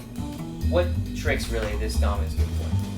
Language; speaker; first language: English; native; English